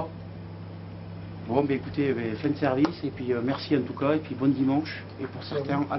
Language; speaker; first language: French; native; French